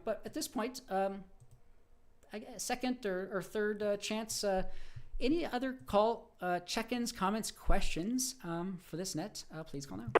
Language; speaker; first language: English; native; English